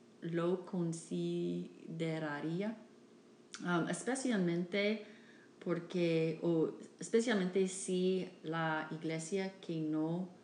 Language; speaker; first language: Spanish; non-native, learner; English